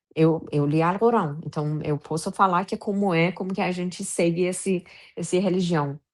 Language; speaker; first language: Portuguese; non-native, fluent; Persian